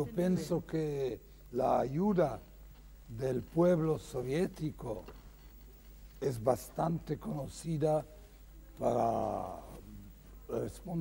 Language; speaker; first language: Spanish; non-native, fluent; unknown